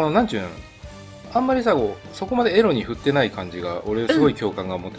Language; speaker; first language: Japanese; native; Japanese